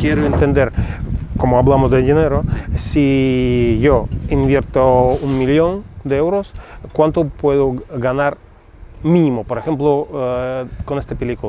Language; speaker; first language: Spanish; non-native, fluent; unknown